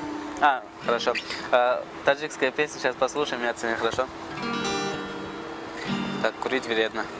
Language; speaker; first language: Russian; non-native, local second language; Tajik